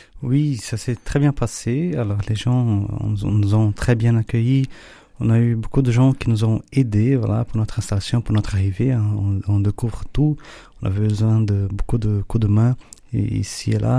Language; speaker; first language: French; non-native, fluent; Portuguese